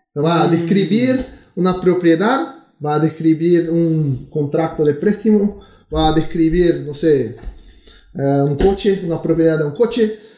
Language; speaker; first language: Spanish; non-native, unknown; Portuguese